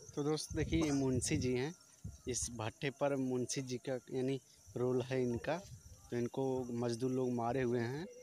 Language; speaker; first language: Hindi; native; Hindi